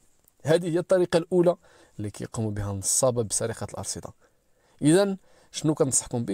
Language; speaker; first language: Arabic; native; Arabic